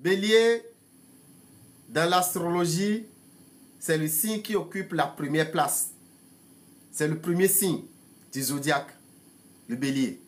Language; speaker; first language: French; non-native, local second language; Fon